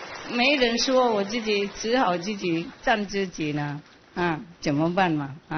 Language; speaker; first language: Chinese; non-native, fluent; Vietnamese